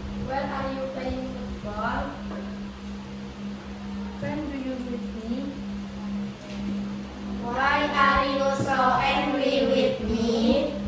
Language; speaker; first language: English; non-native, learner; Indonesian